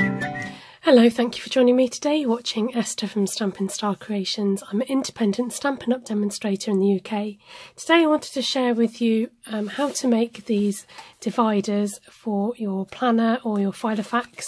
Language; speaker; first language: English; native; English